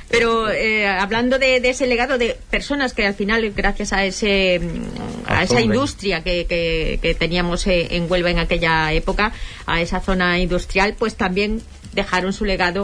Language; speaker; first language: Spanish; native; Spanish